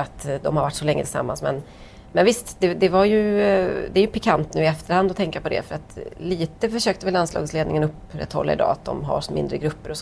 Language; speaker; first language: Swedish; native; Swedish